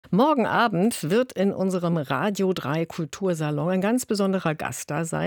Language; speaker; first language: German; native; German